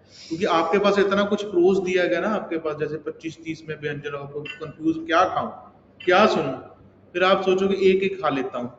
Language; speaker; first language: Hindi; non-native, local second language; Punjabi